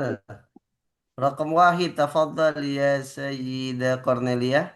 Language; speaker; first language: Arabic; non-native, fluent; Indonesian